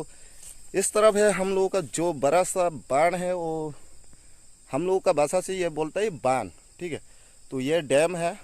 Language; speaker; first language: Hindi; non-native, local second language; Kok Borok